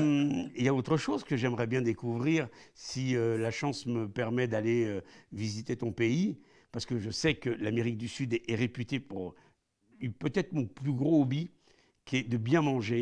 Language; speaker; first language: French; native; French